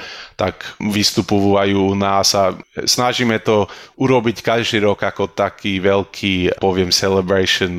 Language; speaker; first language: Slovak; early bilingual, heritage; Slovak